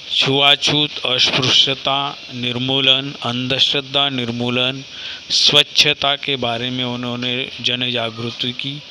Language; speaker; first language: Hindi; non-native, local second language; Marathi